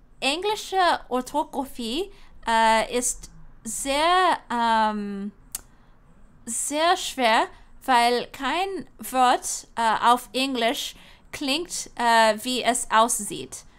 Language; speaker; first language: German; non-native, learner; English